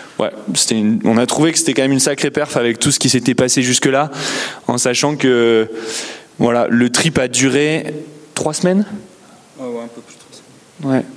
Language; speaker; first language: French; native; French